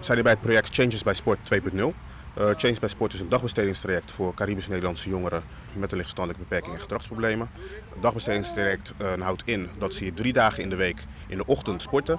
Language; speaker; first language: Dutch; native; Dutch